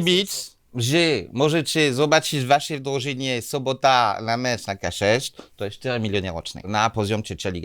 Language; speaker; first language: Polish; non-native, learner; French